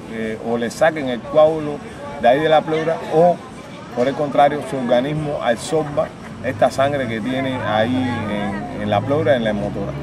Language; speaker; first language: Spanish; native; Spanish